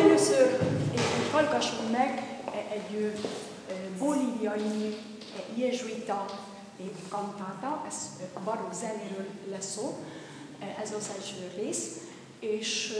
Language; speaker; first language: Hungarian; non-native, learner; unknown